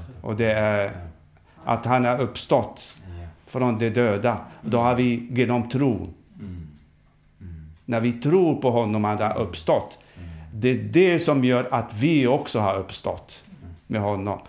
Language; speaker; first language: Swedish; non-native, fluent; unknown